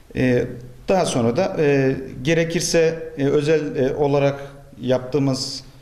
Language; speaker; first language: Turkish; native; Turkish